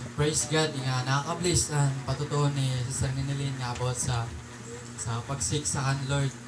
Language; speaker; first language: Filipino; non-native, local second language; Waray